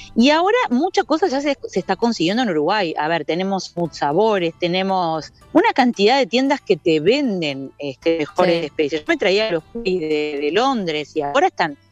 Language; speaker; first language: Spanish; native; Spanish